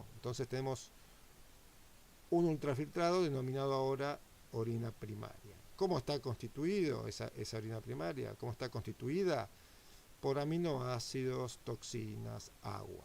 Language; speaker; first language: Spanish; native; Spanish